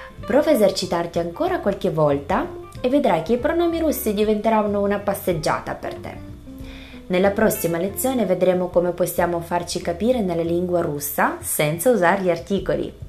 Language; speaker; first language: Italian; non-native, fluent; Russian